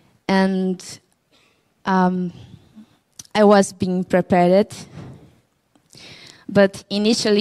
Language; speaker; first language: English; non-native, learner; Portuguese